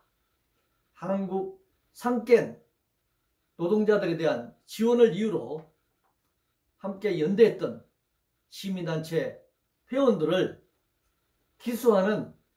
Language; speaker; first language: Korean; native; Korean